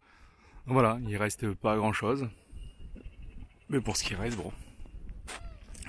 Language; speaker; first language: French; native; French